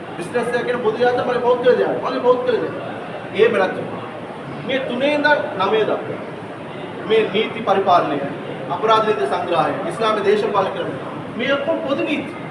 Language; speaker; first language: Sinhala; non-native, local second language; Tamil